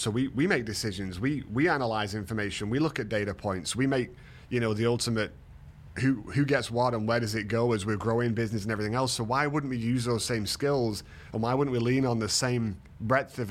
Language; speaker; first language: English; native; English